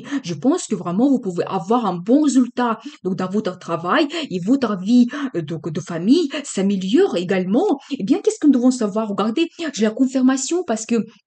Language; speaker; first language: French; non-native, fluent; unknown